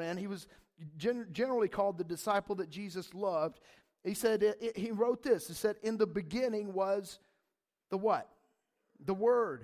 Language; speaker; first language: English; native; English